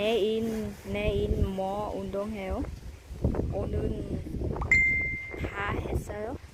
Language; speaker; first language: Korean; non-native, learner; Vietnamese